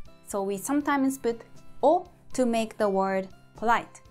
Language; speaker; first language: English; non-native, fluent; Japanese